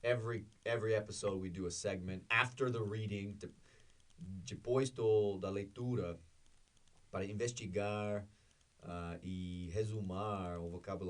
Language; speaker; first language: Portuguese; non-native, learner; English